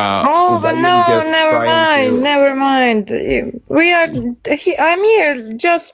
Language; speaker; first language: English; non-native, learner; Bosnian